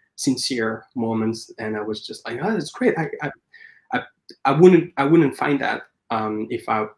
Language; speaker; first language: English; non-native, fluent; French